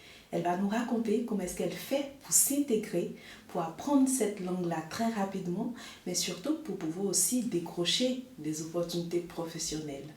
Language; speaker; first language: French; native; French